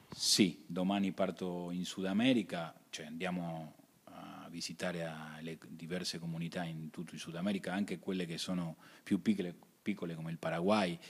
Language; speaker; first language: Italian; early bilingual, heritage; Spanish